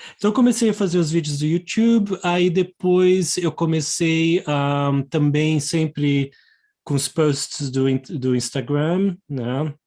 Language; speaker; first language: Portuguese; native; Portuguese